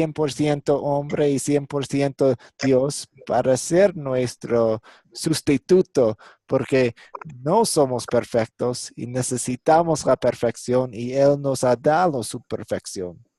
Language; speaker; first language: Spanish; non-native, fluent; English